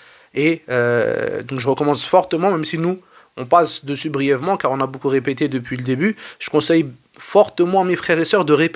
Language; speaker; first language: French; native; French